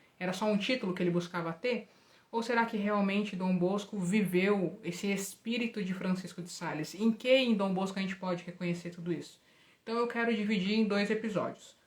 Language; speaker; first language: Portuguese; native; Portuguese